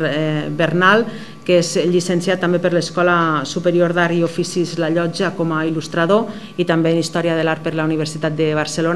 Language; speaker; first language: Catalan; native; Catalan